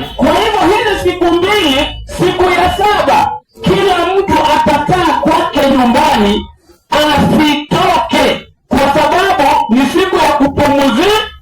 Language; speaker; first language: Swahili; non-native, local second language; Luo (Kenya and Tanzania)